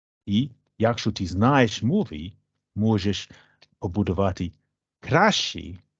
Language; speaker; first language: Ukrainian; non-native, learner; English